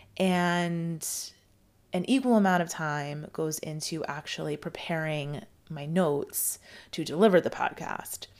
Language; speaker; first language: English; native; English